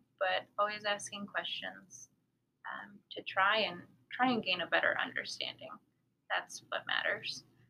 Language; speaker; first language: English; early bilingual, other home language; Spanish